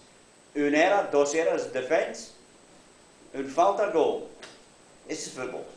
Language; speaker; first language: Spanish; non-native, learner; English